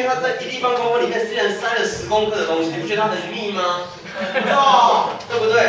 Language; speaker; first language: Chinese; native; Chinese